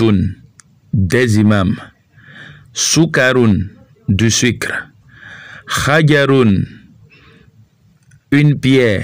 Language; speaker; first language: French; non-native, local second language; Fon